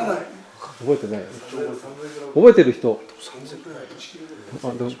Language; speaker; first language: Japanese; native; Japanese